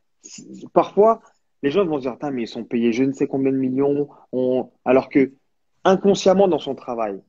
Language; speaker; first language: French; native; French